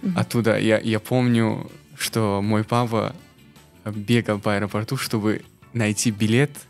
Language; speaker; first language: Russian; non-native, local second language; Persian